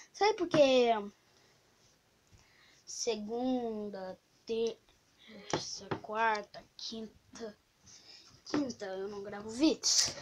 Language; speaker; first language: Portuguese; native; Portuguese